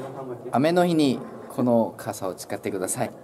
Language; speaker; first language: Japanese; non-native, learner; Korean